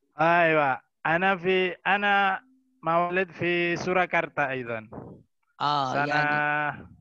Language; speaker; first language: Arabic; non-native, learner; Indonesian